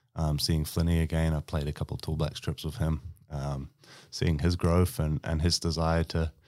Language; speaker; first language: English; native; English